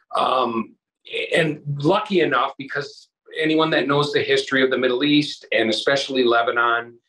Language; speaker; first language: English; native; English